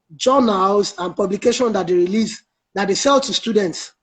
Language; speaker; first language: English; non-native, local second language; Yoruba